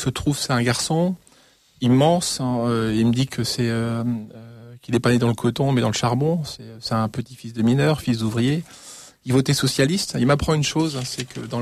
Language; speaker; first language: French; native; French